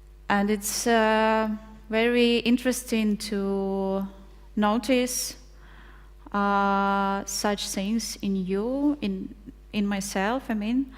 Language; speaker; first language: English; non-native, fluent; Ukrainian